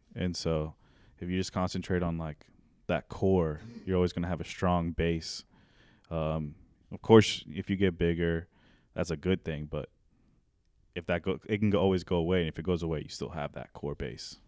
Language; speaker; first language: English; native; English